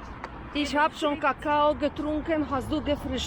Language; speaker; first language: German; non-native, learner; Polish